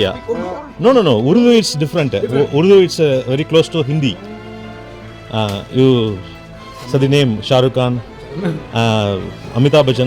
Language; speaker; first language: English; non-native, local second language; Tamil